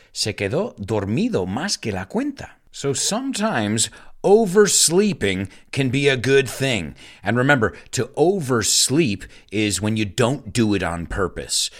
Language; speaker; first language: English; native; English